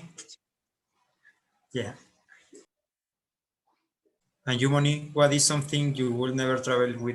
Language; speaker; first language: English; non-native, learner; Spanish